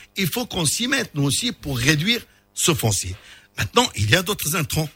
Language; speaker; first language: French; non-native, local second language; Arabic